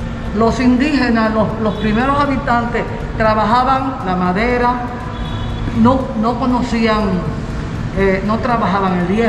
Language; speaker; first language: Spanish; native; Spanish